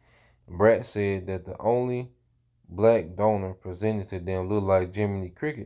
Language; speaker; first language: English; native; English